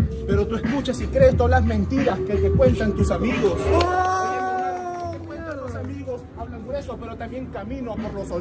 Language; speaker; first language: Spanish; native; Spanish